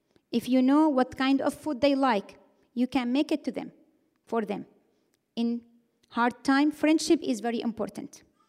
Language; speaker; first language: English; non-native, fluent; Arabic